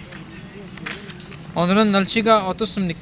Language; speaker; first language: Korean; non-native, learner; Urdu